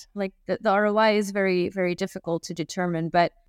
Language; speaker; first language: English; non-native, fluent; Dutch